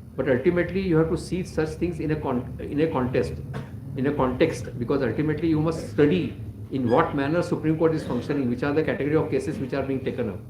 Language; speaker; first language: English; non-native, local second language; Marathi